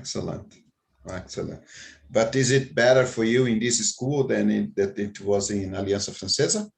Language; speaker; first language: English; non-native, fluent; Portuguese